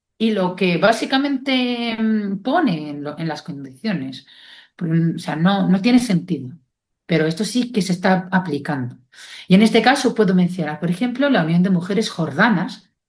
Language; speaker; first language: Spanish; non-native, fluent; Arabic